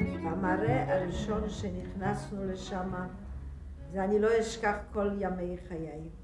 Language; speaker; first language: Hebrew; non-native, fluent; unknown